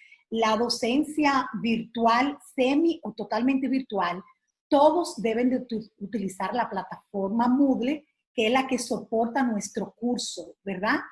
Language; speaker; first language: Spanish; native; Spanish